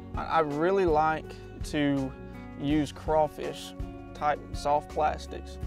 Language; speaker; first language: English; native; English